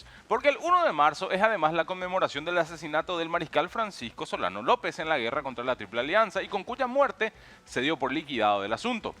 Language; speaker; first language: Spanish; native; Spanish